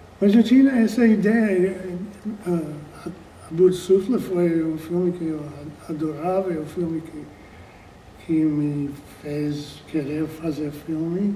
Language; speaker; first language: Portuguese; non-native, fluent; English